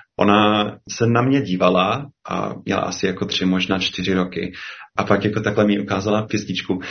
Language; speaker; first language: Czech; non-native, fluent; English